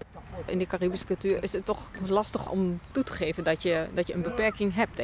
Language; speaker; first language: Dutch; native; Dutch